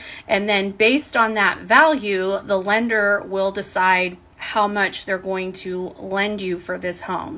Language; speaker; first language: English; native; English